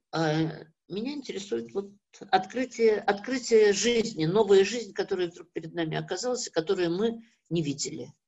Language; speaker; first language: Russian; native; Russian